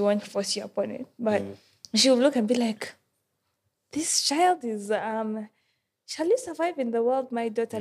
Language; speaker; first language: English; non-native, local second language; Ganda